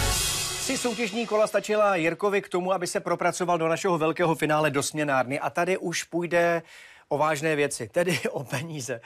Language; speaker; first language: Czech; native; Czech